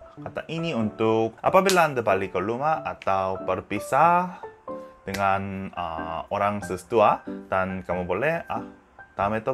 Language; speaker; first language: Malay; non-native, learner; Korean